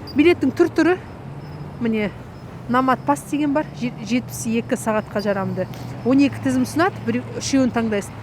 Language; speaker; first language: Kazakh; native; Kazakh